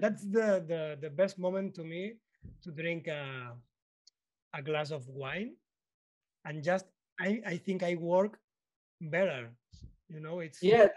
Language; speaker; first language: English; non-native, learner; Spanish